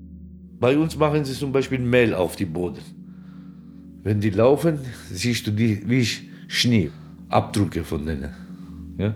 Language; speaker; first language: German; non-native, fluent; Turkish